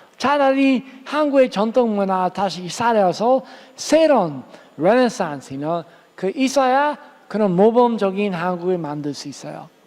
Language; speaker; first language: Korean; non-native, fluent; English